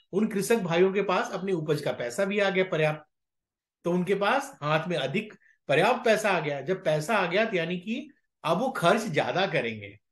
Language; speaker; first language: Hindi; native; Hindi